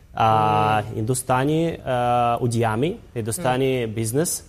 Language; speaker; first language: Hindi; non-native, learner; Russian